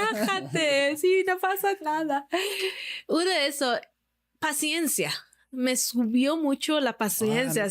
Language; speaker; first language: Spanish; non-native, fluent; Persian